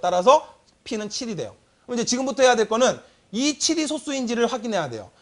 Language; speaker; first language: Korean; native; Korean